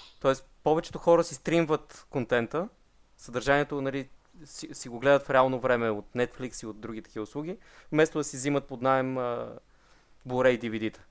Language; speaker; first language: Bulgarian; native; Bulgarian